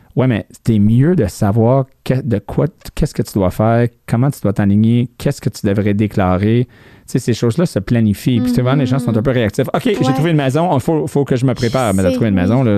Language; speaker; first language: French; non-native, fluent; English